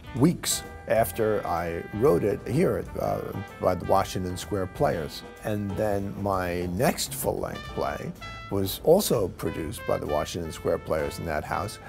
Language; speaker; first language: English; native; English